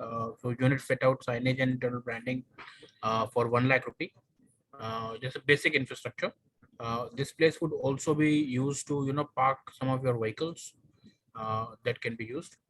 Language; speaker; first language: English; non-native, local second language; Hindi